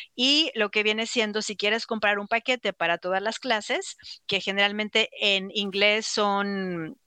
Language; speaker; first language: Spanish; native; Spanish